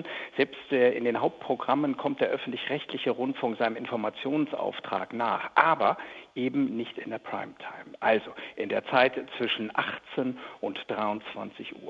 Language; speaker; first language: German; native; German